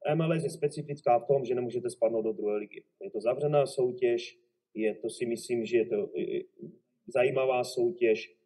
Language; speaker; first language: Czech; native; Czech